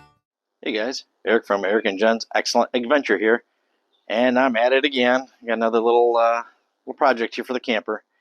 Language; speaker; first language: English; native; English